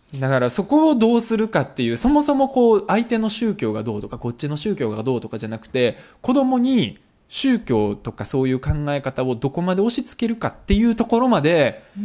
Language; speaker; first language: Japanese; early bilingual, other home language; Russian